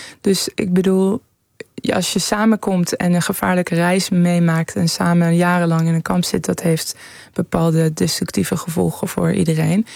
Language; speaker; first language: Dutch; early bilingual, other home language; Persian